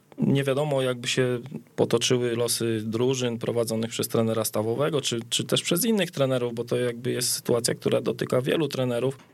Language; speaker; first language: Polish; native; Polish